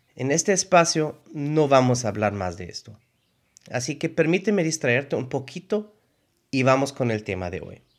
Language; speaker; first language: Spanish; non-native, fluent; German